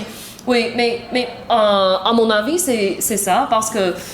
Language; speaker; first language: French; non-native, learner; Chinese